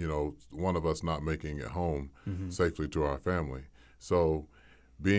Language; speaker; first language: English; native; English